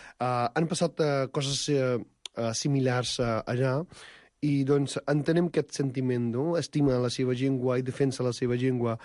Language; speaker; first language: Catalan; non-native, fluent; Punjabi